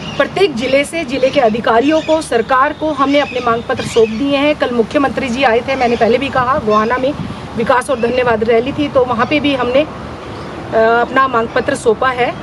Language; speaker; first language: Hindi; native; Hindi